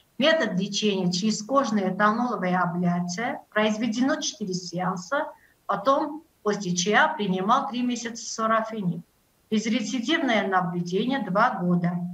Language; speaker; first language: Russian; non-native, local second language; Armenian